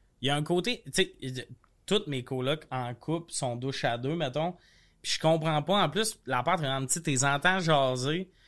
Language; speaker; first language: French; native; French